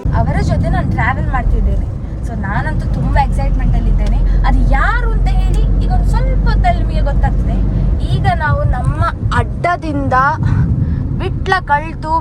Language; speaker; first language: Kannada; non-native, local second language; Tulu